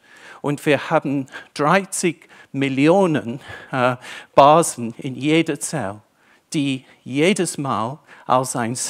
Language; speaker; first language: German; non-native, fluent; English